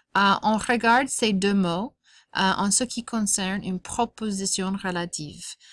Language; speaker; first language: French; non-native, fluent; English